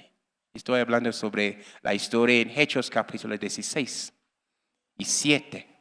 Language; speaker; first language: Spanish; non-native, learner; English